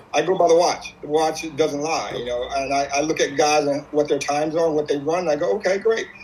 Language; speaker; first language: English; native; English